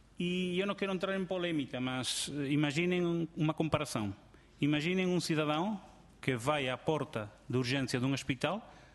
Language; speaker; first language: Portuguese; non-native, fluent; Spanish